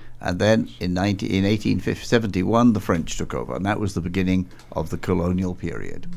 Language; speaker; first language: English; native; English